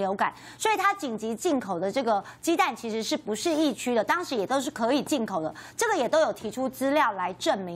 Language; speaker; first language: Chinese; native; Chinese